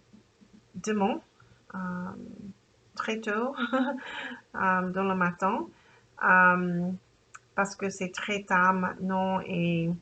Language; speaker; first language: French; non-native, learner; English